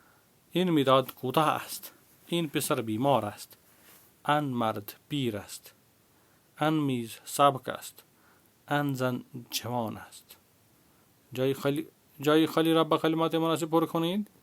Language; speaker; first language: Persian; non-native, fluent; Urdu